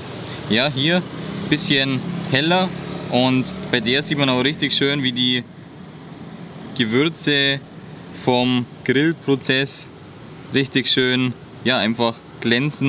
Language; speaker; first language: German; native; German